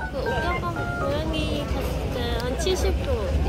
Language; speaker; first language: Korean; non-native, learner; Dutch